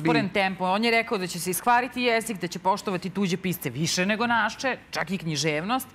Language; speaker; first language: Serbian; native; Serbian